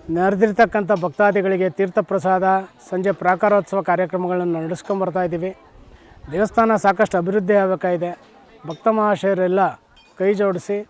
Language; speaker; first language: Kannada; native; Kannada